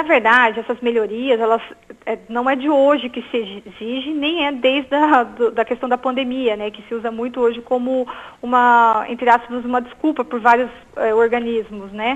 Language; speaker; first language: Portuguese; native; Portuguese